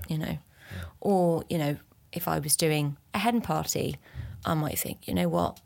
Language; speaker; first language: English; early bilingual, other home language; French